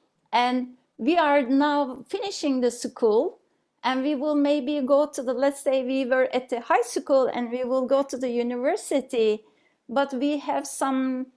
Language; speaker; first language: English; non-native, fluent; Turkish